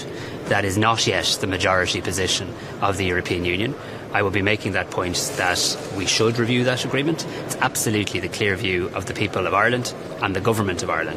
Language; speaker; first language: English; native; English